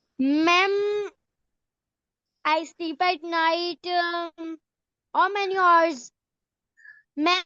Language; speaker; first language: English; non-native, learner; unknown